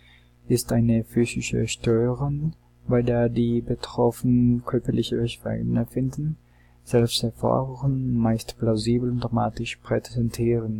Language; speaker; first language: German; non-native, learner; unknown